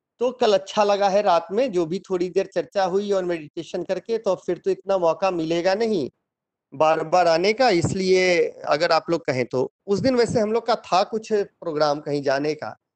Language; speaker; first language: Hindi; native; Hindi